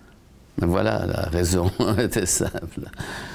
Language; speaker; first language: French; non-native, fluent; Polish